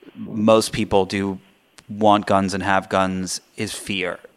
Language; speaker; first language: English; native; English